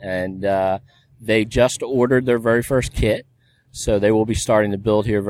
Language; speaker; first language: English; native; English